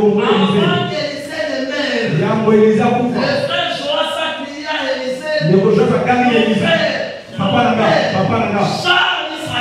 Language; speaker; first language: French; non-native, local second language; Lingala